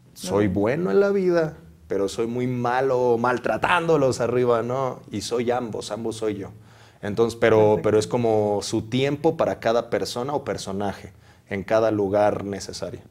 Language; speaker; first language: Spanish; native; Spanish